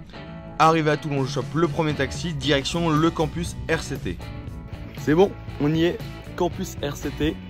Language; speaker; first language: French; native; French